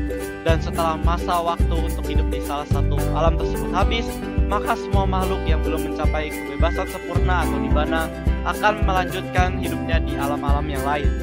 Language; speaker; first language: Indonesian; native; Indonesian